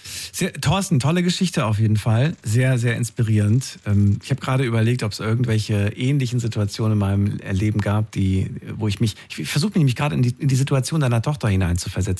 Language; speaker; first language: German; native; German